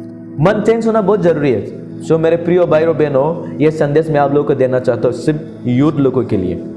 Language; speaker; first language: Hindi; non-native, local second language; Kok Borok